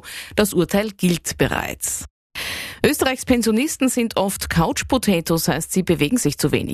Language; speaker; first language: German; native; German